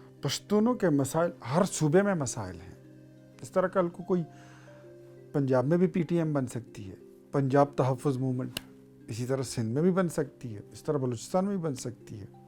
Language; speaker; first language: Urdu; non-native, local second language; Pashto